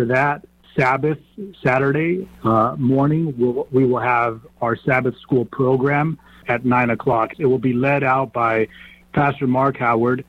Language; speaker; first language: English; non-native, local second language; Spanish